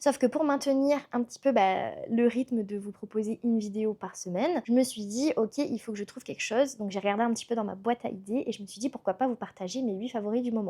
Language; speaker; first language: French; native; French